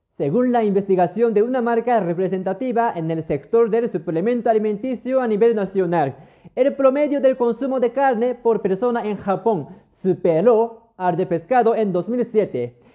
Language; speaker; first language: Spanish; non-native, fluent; Japanese